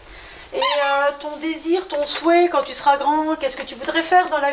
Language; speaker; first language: French; native; French